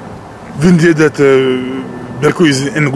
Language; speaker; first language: Dutch; non-native, learner; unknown